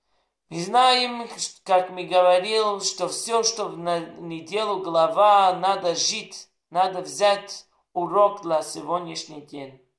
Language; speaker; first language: Russian; non-native, learner; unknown